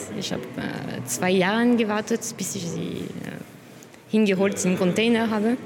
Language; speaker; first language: German; non-native, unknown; French